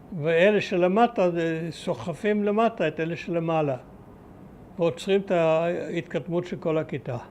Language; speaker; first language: Hebrew; early bilingual, other home language; German